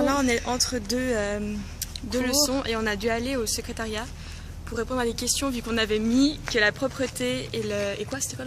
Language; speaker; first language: French; native; French